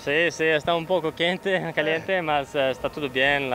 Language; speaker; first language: Spanish; non-native, learner; Portuguese